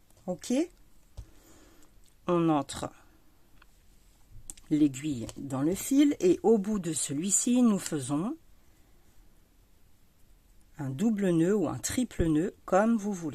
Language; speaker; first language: French; native; French